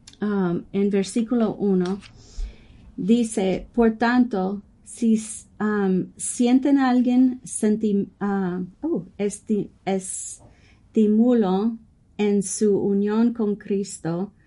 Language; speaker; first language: Spanish; non-native, fluent; English